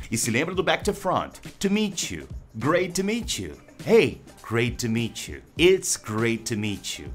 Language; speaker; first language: English; non-native, fluent; Portuguese